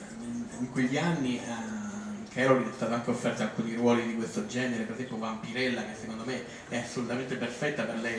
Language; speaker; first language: Italian; native; Italian